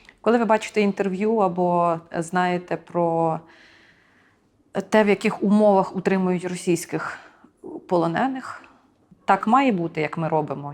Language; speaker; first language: Ukrainian; native; Ukrainian